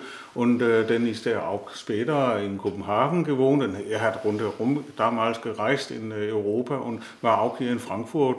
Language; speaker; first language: German; non-native, fluent; Danish